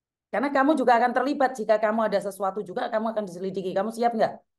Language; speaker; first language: Indonesian; non-native, local second language; Javanese